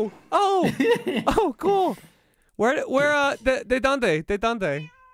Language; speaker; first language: Spanish; non-native, learner; English